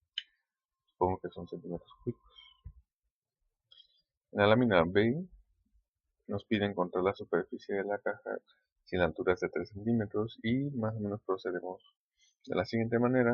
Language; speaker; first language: Spanish; native; Spanish